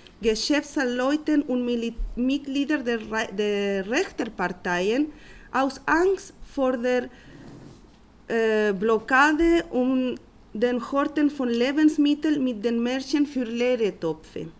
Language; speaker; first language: German; non-native, learner; Spanish